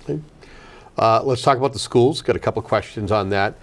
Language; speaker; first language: English; native; English